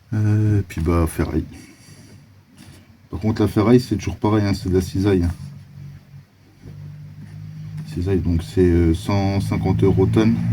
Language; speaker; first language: French; native; French